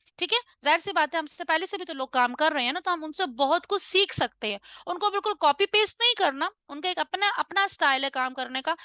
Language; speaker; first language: Urdu; non-native, local second language; Punjabi